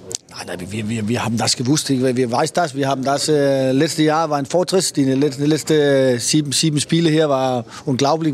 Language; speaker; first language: German; non-native, learner; Danish